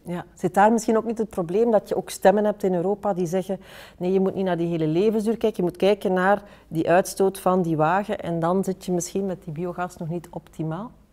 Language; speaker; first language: Dutch; native; Dutch